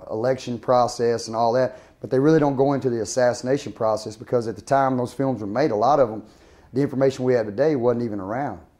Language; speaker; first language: English; native; English